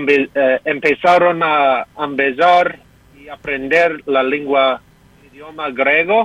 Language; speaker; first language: Spanish; non-native, fluent; English